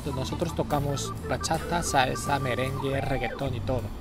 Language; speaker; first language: Spanish; non-native, fluent; Korean